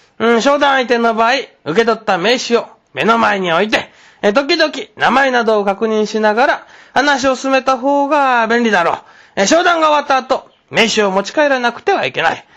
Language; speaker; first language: Japanese; non-native, fluent; Chinese